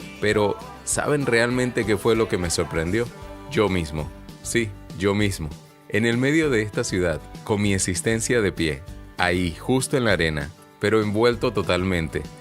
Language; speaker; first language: Spanish; native; Spanish